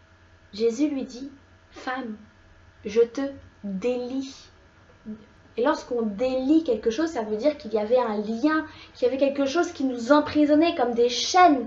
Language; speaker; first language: French; native; French